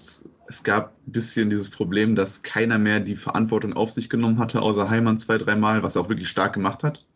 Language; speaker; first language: German; native; German